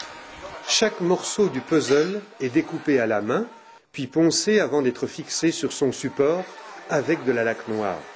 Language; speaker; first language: French; native; French